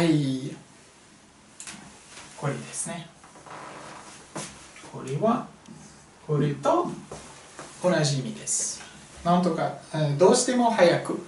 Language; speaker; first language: Japanese; non-native, fluent; French